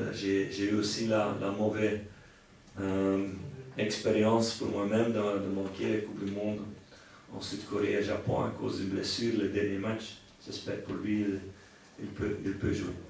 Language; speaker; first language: French; non-native, local second language; Dutch